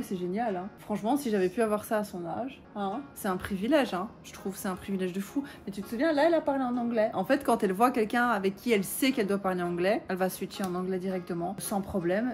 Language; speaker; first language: French; native; French